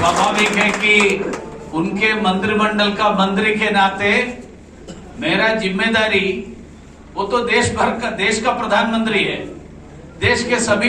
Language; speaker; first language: Hindi; non-native, local second language; Malayalam